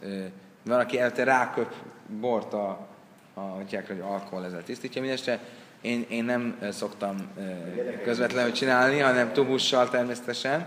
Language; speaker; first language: Hungarian; native; Hungarian